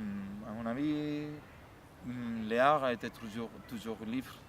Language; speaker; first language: French; non-native, learner; Spanish